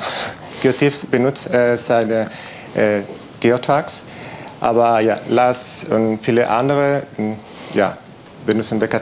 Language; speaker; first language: German; non-native, learner; Spanish